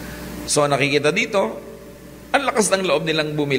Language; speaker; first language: Filipino; native; Filipino